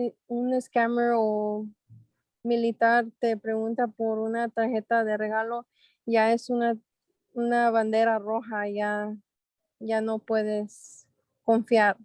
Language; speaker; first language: Spanish; early bilingual, heritage; Spanish